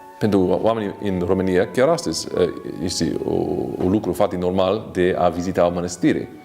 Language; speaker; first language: Romanian; non-native, fluent; English